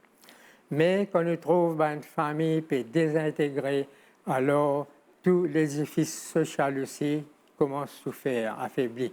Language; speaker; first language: French; non-native, local second language; Morisyen